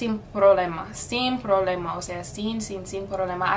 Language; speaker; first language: Spanish; non-native, fluent; English